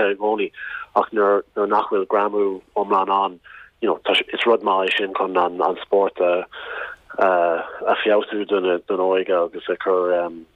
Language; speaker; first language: Irish; non-native, local second language; English